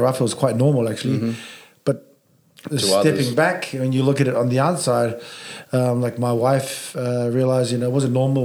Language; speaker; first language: English; native; English